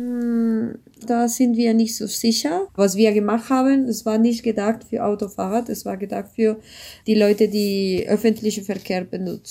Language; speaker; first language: German; non-native, learner; Spanish